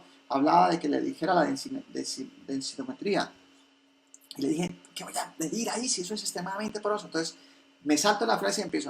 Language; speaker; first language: Spanish; native; Spanish